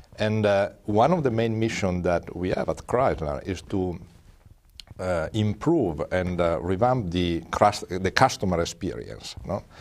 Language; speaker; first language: English; non-native, fluent; Italian